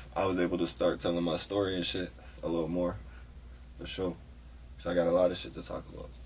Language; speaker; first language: English; native; English